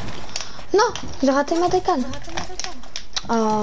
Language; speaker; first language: French; native; French